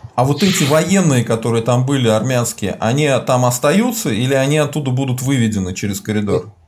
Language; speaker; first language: Russian; native; Russian